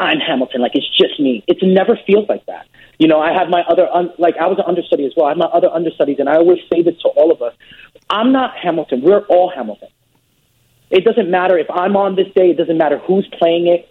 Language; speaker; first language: English; native; English